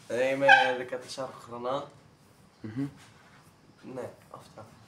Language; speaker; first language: Greek; early bilingual, heritage; Greek